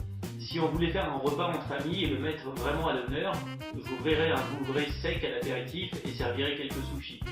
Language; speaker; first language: French; native; French